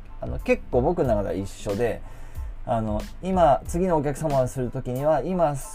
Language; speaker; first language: Japanese; native; Japanese